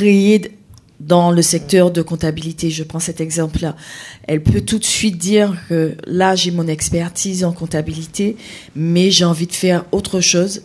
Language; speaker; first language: French; native; French